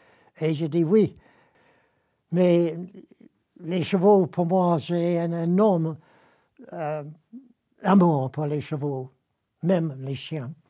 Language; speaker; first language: French; non-native, fluent; English